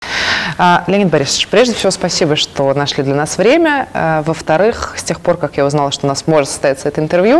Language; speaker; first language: Russian; native; Russian